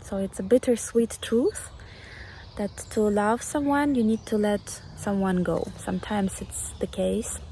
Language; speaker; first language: English; non-native, fluent; Ukrainian